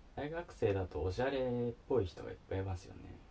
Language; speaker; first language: Japanese; native; Japanese